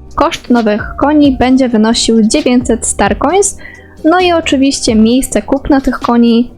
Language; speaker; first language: Polish; native; Polish